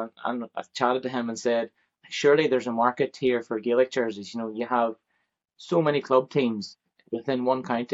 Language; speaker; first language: English; native; English